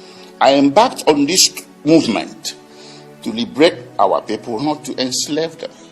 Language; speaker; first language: English; non-native, local second language; Igbo